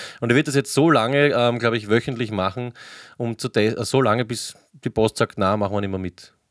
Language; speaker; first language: German; native; German